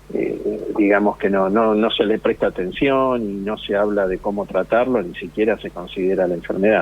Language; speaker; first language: Spanish; native; Spanish